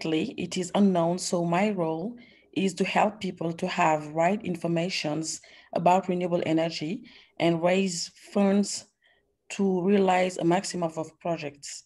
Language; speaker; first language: English; non-native, learner; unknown